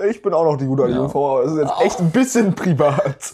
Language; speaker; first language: German; native; German